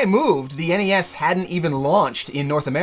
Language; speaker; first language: English; native; English